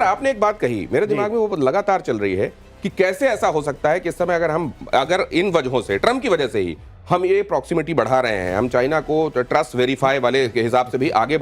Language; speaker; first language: Hindi; native; Hindi